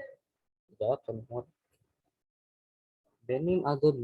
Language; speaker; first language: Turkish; non-native, fluent; Indonesian